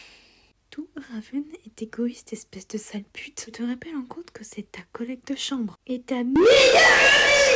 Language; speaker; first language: French; native; French